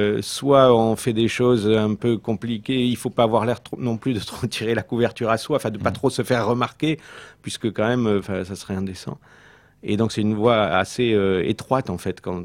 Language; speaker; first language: French; early bilingual, heritage; French